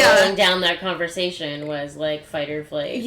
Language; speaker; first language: English; native; English